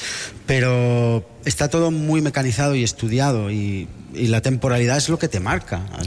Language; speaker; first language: Spanish; non-native, local second language; Catalan